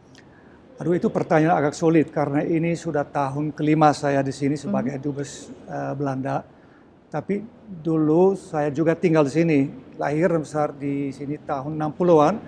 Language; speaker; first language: Indonesian; early bilingual, heritage; Dutch